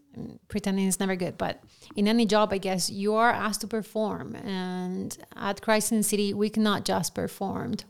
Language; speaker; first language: English; non-native, fluent; Spanish